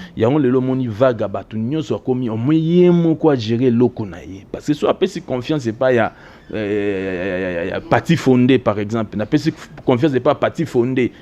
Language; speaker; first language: Lingala; native; Lingala